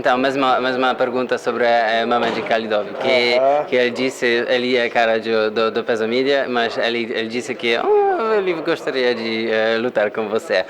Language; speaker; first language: Portuguese; non-native, fluent; Polish